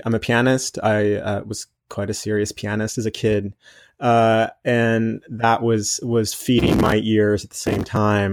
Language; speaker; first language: English; native; English